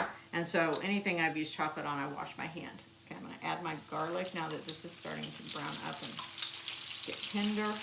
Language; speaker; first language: English; native; English